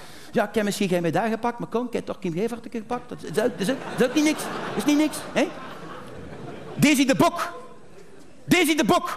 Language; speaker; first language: Dutch; native; Dutch